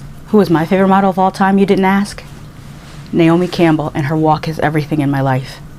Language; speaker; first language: English; native; English